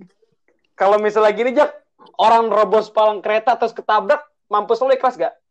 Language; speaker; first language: Indonesian; native; Indonesian